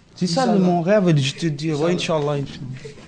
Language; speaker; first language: French; non-native, learner; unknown